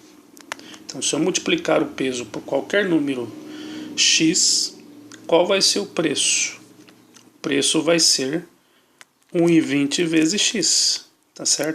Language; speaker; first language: Portuguese; native; Portuguese